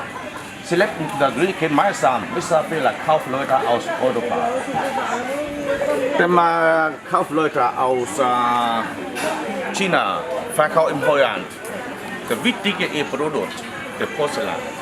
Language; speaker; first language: German; non-native, learner; Vietnamese